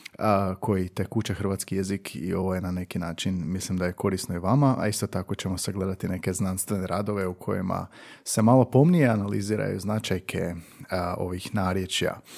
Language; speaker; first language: Croatian; native; Croatian